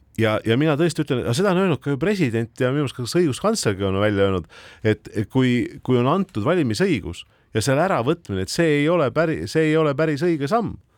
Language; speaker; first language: Estonian; native; Estonian